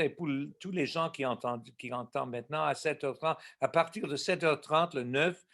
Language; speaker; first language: French; non-native, local second language; English